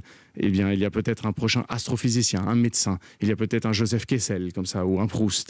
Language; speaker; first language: French; early bilingual, heritage; Spanish